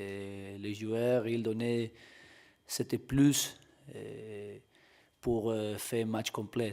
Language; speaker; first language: French; non-native, learner; Spanish